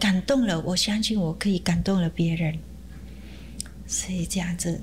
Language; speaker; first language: Chinese; non-native, fluent; Indonesian